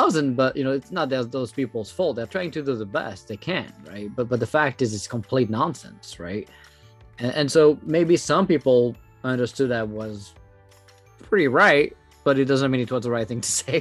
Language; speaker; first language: English; non-native, fluent; French